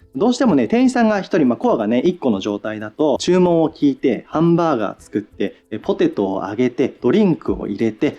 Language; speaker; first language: Japanese; native; Japanese